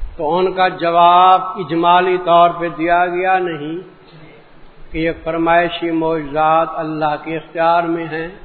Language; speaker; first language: Urdu; non-native, local second language; Punjabi